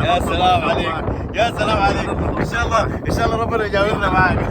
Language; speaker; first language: Arabic; native; Arabic